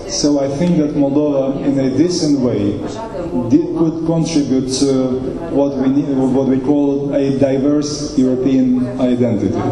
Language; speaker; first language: English; non-native, fluent; Romanian